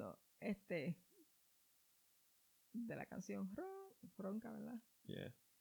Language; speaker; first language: Spanish; early bilingual, heritage; Spanish